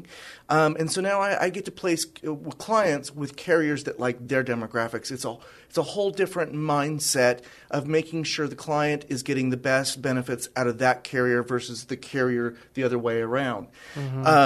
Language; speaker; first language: English; native; English